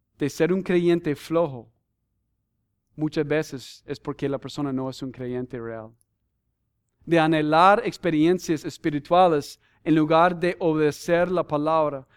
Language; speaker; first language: Spanish; non-native, fluent; English